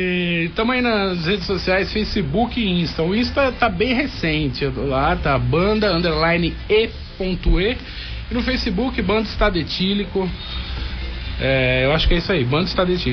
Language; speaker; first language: Portuguese; native; Portuguese